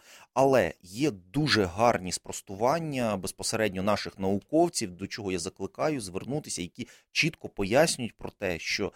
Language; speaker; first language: Ukrainian; native; Ukrainian